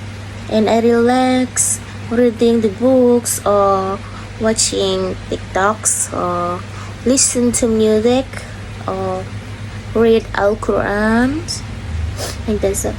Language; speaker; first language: English; non-native, learner; Indonesian